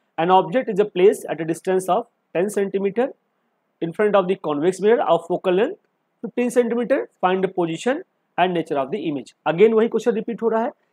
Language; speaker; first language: Hindi; native; Hindi